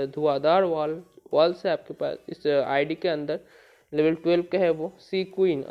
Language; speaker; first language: Hindi; non-native, local second language; Bangla